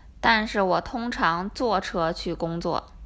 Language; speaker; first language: Chinese; non-native, learner; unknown